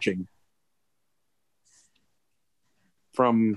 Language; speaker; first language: English; native; English